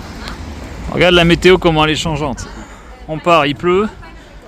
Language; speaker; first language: French; native; French